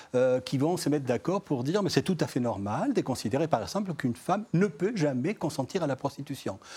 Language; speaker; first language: French; non-native, fluent; Spanish